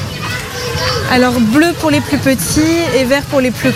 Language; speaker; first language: French; native; French